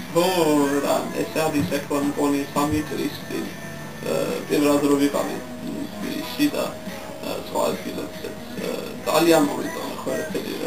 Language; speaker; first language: Georgian; non-native, learner; English